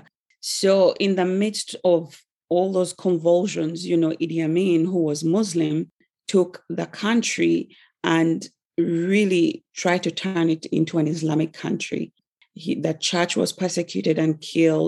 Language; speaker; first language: English; non-native, local second language; Ganda